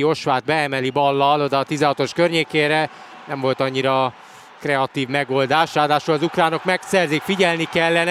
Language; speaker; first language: Hungarian; native; Hungarian